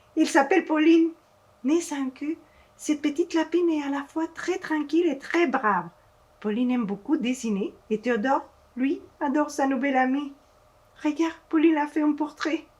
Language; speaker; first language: French; non-native, fluent; Spanish